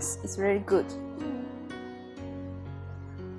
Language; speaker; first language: English; non-native, learner; Chinese